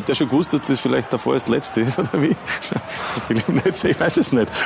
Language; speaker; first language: German; native; German